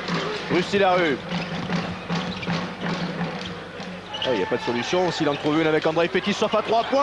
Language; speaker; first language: French; native; French